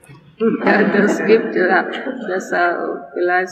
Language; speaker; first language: German; non-native, learner; Telugu